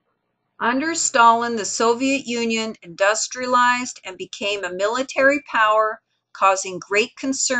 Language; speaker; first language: English; native; English